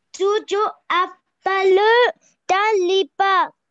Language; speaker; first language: French; non-native, learner; Arabic